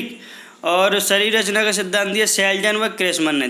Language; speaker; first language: Hindi; native; Hindi